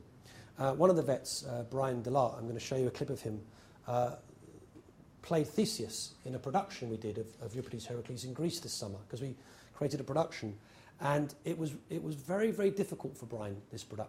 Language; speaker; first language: English; native; English